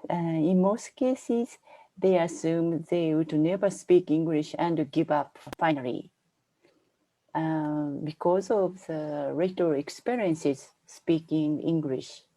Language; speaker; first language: English; non-native, fluent; Japanese